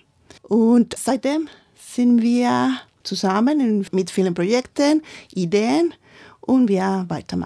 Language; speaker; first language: German; non-native, learner; Spanish